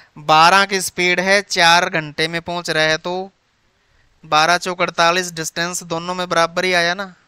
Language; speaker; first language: Hindi; non-native, local second language; Punjabi